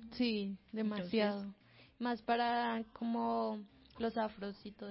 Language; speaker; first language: Spanish; non-native, learner; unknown